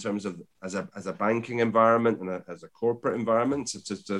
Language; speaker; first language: English; native; English